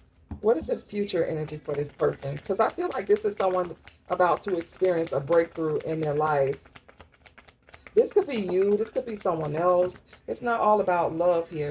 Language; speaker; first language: English; native; English